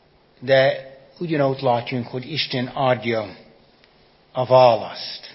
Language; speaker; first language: Hungarian; non-native, fluent; English